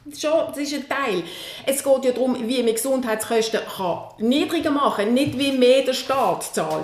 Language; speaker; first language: German; native; German